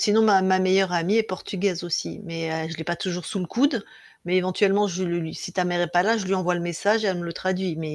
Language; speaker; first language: French; native; French